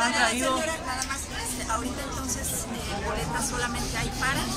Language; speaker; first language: Spanish; native; Spanish